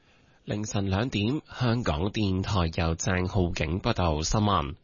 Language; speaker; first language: Cantonese; native; Cantonese